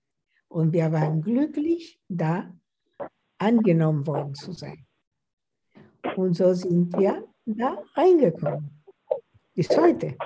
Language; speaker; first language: German; non-native, fluent; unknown